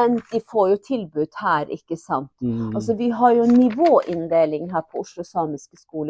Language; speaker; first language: Norwegian; non-native, local second language; Northern Sami